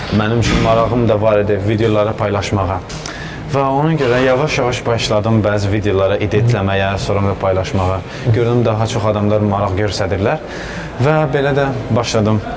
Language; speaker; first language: Azerbaijani; non-native, fluent; Persian